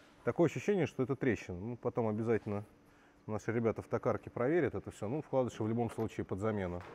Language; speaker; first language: Russian; native; Russian